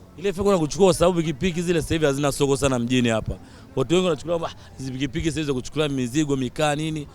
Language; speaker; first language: Swahili; non-native, local second language; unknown